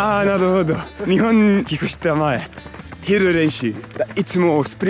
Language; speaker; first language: Japanese; non-native, learner; English